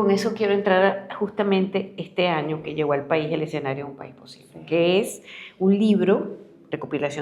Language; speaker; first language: Spanish; native; Spanish